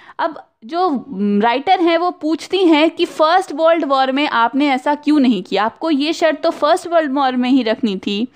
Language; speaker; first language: Hindi; native; Hindi